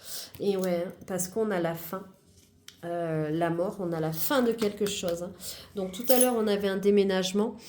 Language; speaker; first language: French; native; French